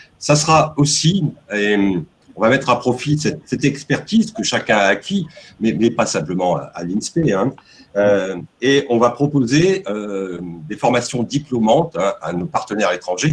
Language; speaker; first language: French; native; French